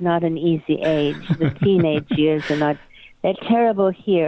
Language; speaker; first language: English; native; English